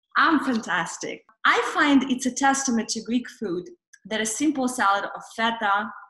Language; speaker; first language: English; non-native, fluent; Russian